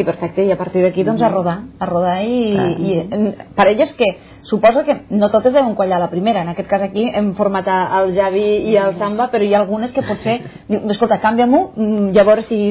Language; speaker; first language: Catalan; native; Catalan